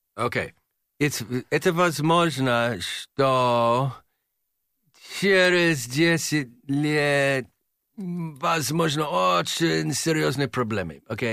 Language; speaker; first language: Russian; non-native, learner; English